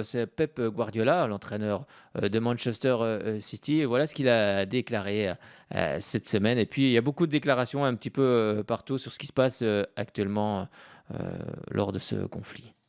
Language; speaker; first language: French; native; French